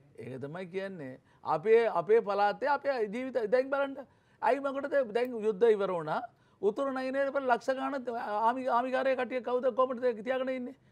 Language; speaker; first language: Sinhala; non-native, local second language; Tamil